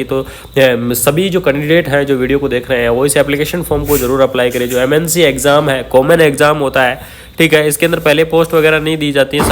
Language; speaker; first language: Hindi; native; Hindi